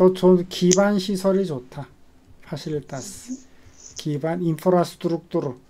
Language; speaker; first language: Korean; native; Korean